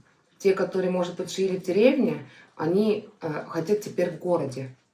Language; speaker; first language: Russian; non-native, fluent; Estonian